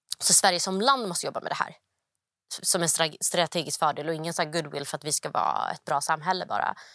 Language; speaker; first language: Swedish; early bilingual, other home language; Somali